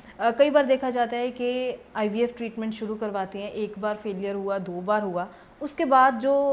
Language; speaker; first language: Hindi; non-native, local second language; Punjabi